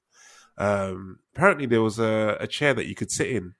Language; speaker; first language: English; native; English